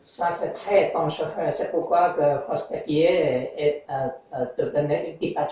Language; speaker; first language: French; non-native, learner; English